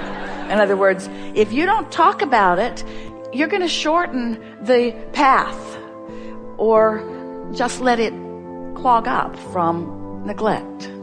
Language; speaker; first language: English; native; English